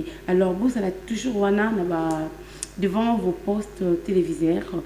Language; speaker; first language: French; non-native, local second language; Lingala